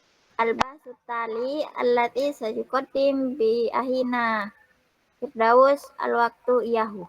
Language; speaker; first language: Arabic; non-native, learner; Indonesian